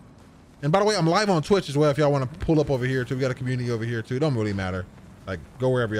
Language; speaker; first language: English; native; English